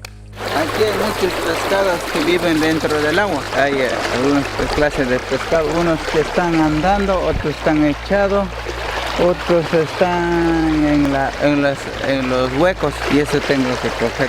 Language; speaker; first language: Spanish; non-native, local second language; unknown